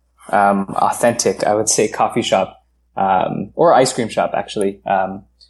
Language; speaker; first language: English; native; English